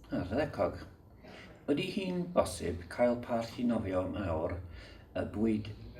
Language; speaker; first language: Welsh; non-native, learner; English